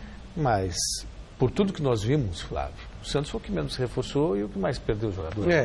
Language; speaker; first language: Portuguese; native; Portuguese